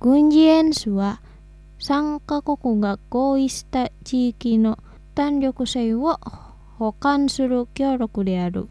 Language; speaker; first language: Japanese; non-native, fluent; Indonesian